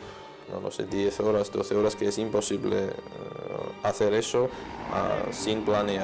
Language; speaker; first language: Spanish; non-native, fluent; Georgian